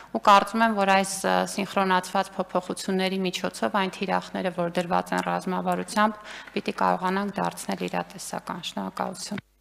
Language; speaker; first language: Armenian; native; Armenian